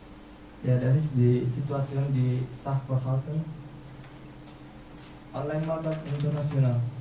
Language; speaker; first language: German; non-native, learner; Indonesian